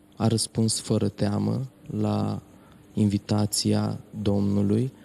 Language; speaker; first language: Romanian; native; Romanian